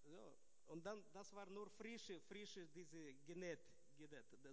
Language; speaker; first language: German; non-native, learner; Russian